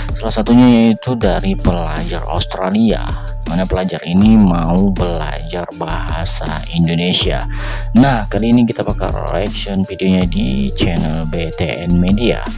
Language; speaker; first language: Indonesian; native; Indonesian